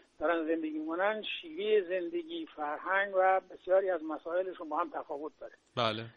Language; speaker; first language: Persian; native; Persian